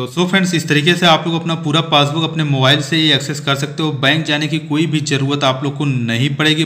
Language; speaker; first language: Hindi; native; Hindi